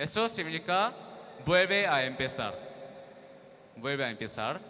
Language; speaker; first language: Spanish; non-native, learner; Korean